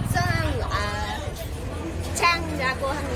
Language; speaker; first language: Korean; non-native, learner; Vietnamese